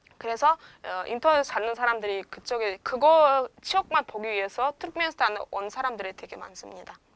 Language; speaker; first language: Korean; non-native, fluent; Turkmen